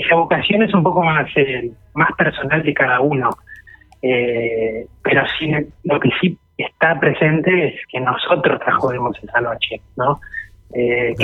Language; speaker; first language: Spanish; native; Spanish